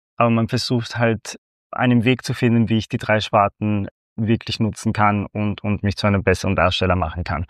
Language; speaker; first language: German; non-native, fluent; Spanish